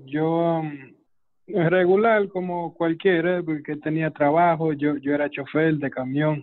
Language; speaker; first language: Spanish; early bilingual, other home language; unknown